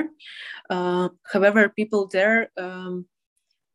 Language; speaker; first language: English; non-native, fluent; Ukrainian